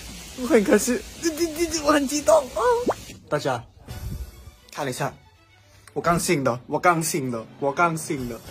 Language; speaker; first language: Chinese; non-native, learner; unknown